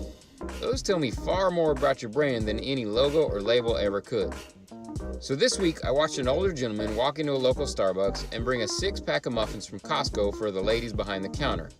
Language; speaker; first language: English; native; English